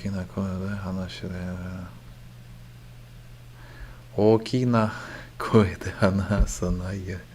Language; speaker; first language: Japanese; non-native, learner; English